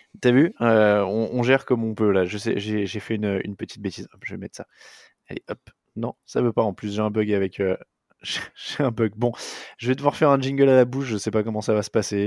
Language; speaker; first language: French; native; French